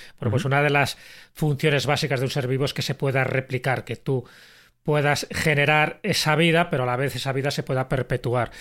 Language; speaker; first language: Spanish; native; Spanish